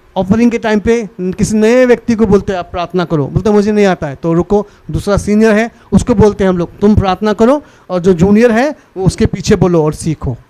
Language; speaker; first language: Hindi; non-native, local second language; Marathi